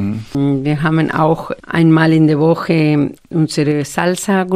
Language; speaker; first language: German; non-native, fluent; Spanish